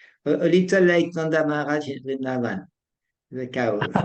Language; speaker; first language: English; non-native, fluent; French